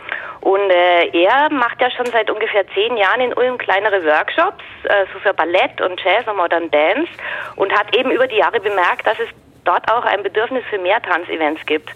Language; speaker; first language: German; native; German